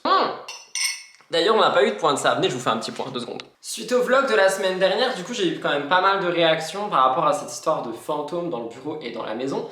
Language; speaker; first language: French; native; French